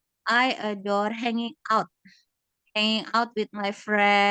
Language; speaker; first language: English; non-native, fluent; Indonesian